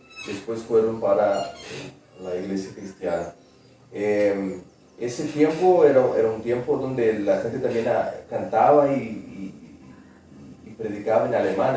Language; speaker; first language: Spanish; non-native, fluent; Portuguese